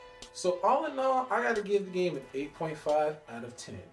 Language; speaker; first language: English; native; English